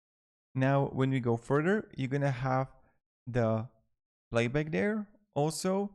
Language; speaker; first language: English; non-native, fluent; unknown